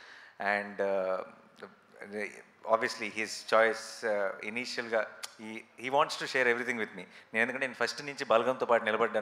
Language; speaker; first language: Telugu; native; Telugu